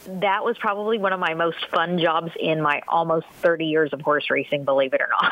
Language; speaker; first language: English; native; English